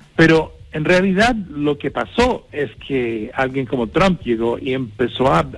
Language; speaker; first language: Spanish; non-native, fluent; English